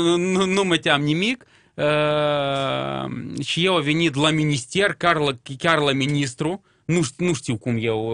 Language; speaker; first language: Romanian; non-native, local second language; Russian